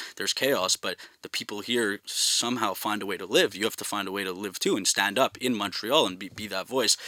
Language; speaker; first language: English; native; English